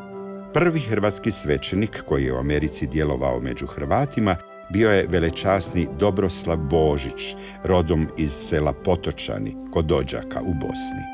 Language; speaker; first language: Croatian; native; Croatian